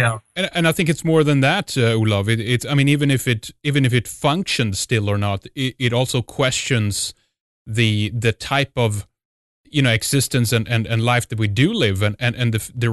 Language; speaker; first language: English; non-native, fluent; Swedish